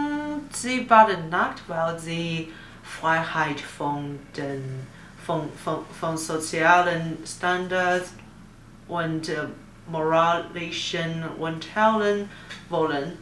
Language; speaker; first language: German; non-native, learner; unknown